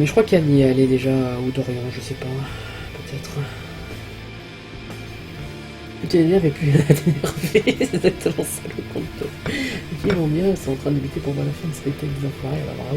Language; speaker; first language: French; native; French